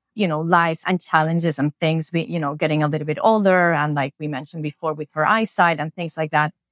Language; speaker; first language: English; non-native, fluent; Spanish